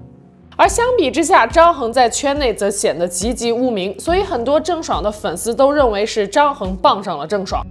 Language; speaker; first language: Chinese; native; Chinese